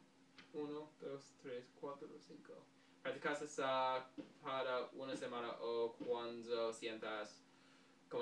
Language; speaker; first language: Spanish; non-native, learner; English